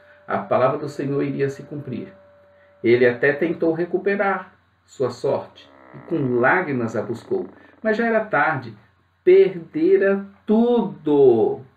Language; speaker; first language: Portuguese; native; Portuguese